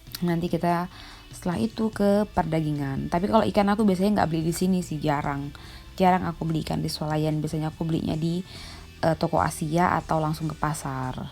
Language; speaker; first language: Indonesian; native; Indonesian